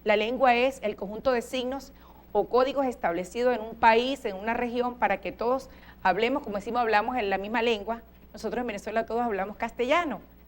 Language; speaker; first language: Spanish; native; Spanish